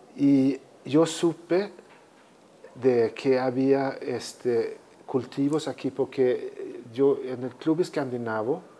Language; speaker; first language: Spanish; non-native, fluent; Swedish